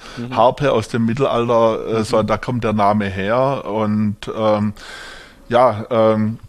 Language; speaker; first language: German; native; German